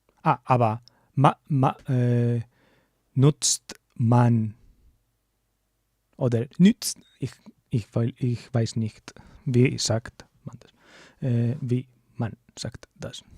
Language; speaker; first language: German; non-native, learner; English